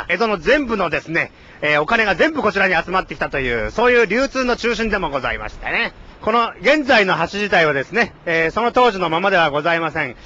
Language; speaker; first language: Japanese; native; Japanese